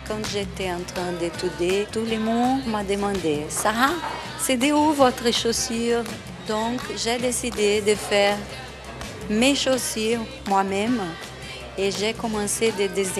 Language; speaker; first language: French; non-native, fluent; Portuguese